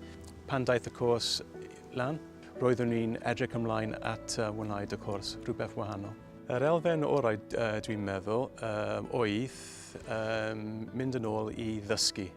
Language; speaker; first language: Welsh; non-native, learner; English